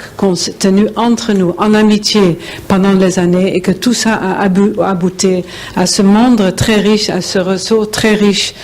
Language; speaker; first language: French; non-native, fluent; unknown